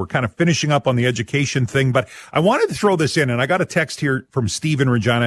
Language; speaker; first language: English; native; English